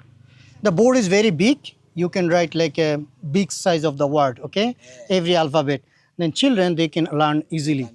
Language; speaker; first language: English; non-native, learner; Bangla